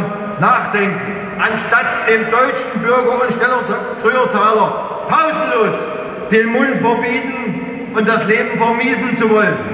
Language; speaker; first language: German; native; German